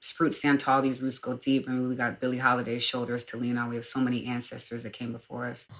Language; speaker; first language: English; native; English